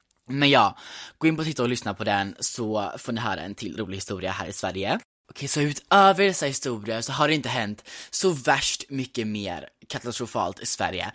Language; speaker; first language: Swedish; early bilingual, heritage; Swedish